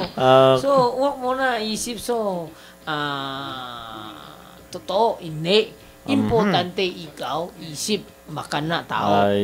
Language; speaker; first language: Filipino; non-native, learner; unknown